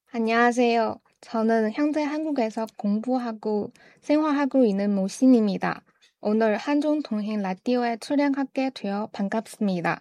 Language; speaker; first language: Korean; non-native, learner; Chinese